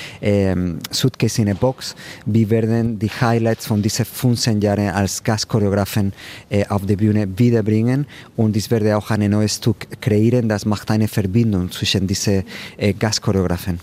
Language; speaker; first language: German; non-native, fluent; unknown